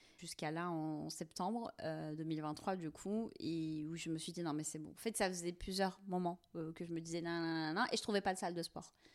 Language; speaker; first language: French; non-native, local second language; Kabyle